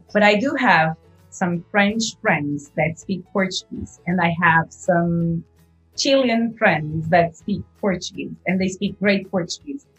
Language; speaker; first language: English; non-native, fluent; Portuguese